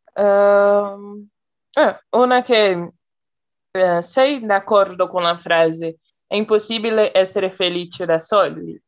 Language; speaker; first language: Italian; non-native, fluent; Portuguese